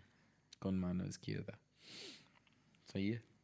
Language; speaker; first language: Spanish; non-native, learner; Hindi